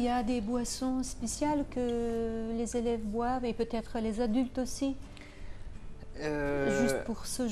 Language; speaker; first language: French; non-native, fluent; Macedonian